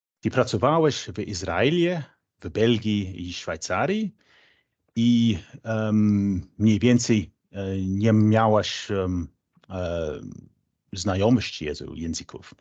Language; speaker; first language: Polish; non-native, fluent; English